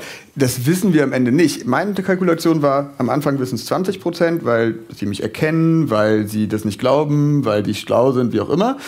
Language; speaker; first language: German; native; German